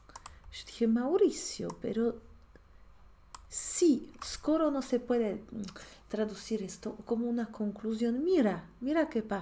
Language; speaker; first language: Spanish; non-native, fluent; Polish